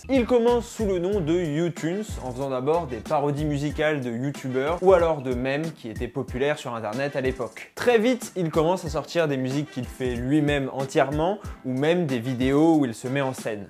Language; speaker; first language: French; native; French